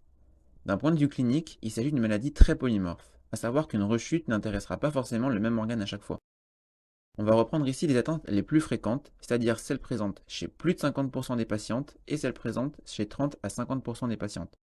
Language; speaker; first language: French; native; French